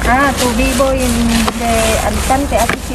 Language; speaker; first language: Spanish; non-native, learner; Filipino